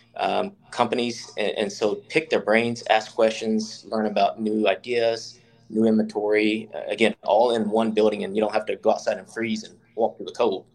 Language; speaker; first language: English; native; English